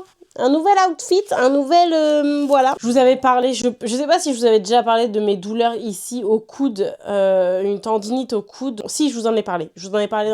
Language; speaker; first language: French; native; French